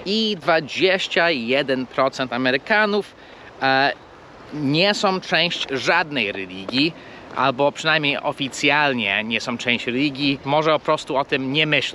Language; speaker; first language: Polish; non-native, fluent; English